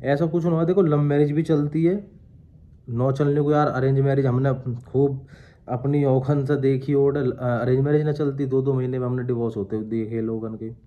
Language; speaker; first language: Hindi; native; Hindi